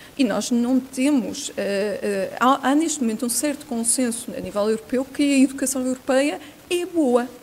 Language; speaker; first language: Portuguese; native; Portuguese